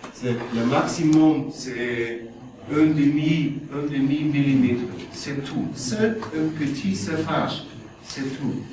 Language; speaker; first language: French; non-native, learner; German